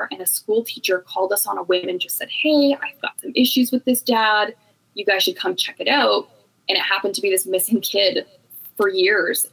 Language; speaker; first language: English; native; English